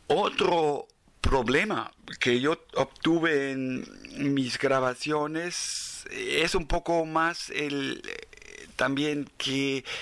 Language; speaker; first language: Spanish; non-native, fluent; German